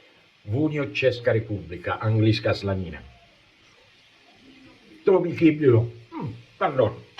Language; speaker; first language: Czech; non-native, learner; Italian